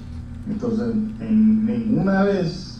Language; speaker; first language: Spanish; non-native, fluent; English